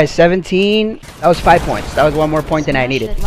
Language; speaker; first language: English; native; English